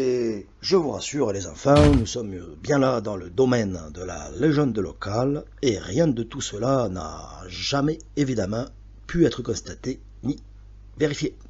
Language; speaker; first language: French; native; French